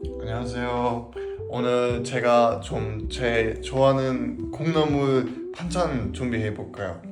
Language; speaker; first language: Korean; non-native, learner; German